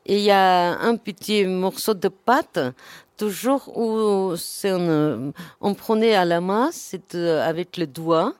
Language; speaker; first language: French; non-native, learner; Armenian